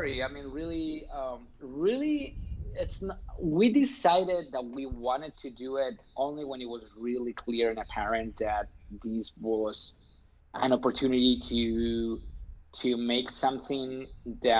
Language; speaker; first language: English; non-native, fluent; Spanish